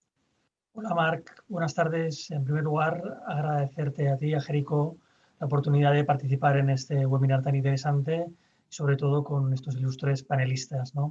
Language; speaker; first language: Spanish; native; Spanish